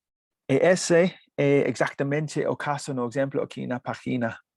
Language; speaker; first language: Portuguese; non-native, learner; English